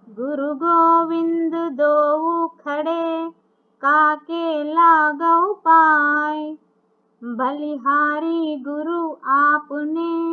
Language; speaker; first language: Hindi; non-native, local second language; Telugu